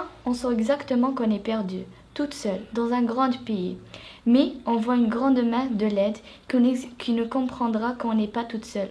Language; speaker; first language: French; early bilingual, other home language; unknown